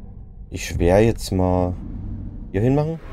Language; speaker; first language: German; native; German